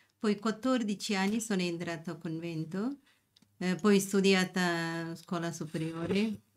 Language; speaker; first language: Italian; non-native, learner; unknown